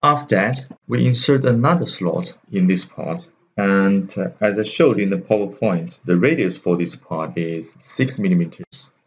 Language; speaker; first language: English; non-native, fluent; Chinese